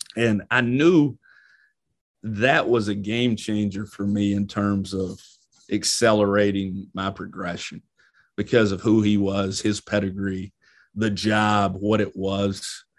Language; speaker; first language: English; native; English